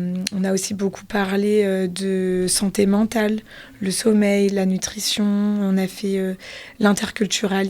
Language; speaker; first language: French; native; French